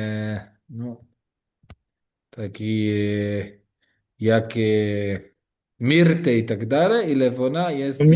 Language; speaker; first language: Polish; non-native, learner; Hebrew